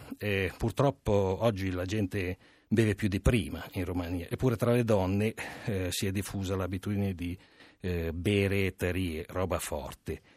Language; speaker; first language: Italian; non-native, fluent; Romanian